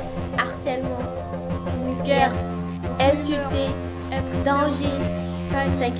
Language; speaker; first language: French; non-native, learner; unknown